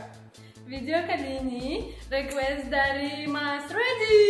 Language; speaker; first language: Indonesian; non-native, learner; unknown